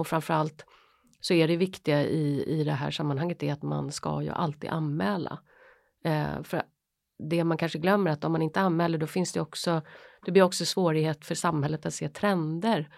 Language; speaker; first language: Swedish; native; Swedish